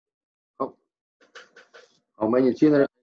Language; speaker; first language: English; non-native, learner; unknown